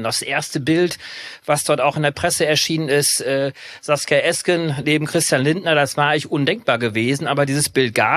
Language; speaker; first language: German; native; German